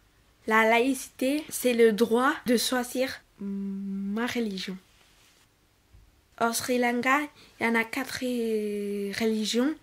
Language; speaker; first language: French; non-native, learner; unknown